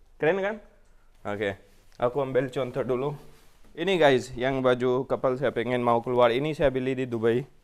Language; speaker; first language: Indonesian; non-native, fluent; Urdu